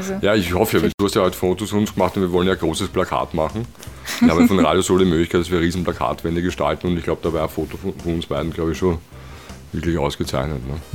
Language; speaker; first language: German; native; German